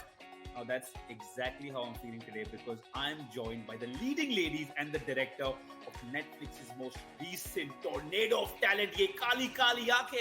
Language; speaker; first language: English; non-native, local second language; Hindi